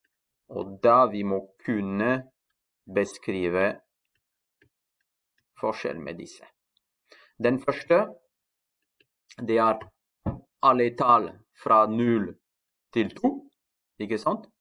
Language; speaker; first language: Norwegian; non-native, fluent; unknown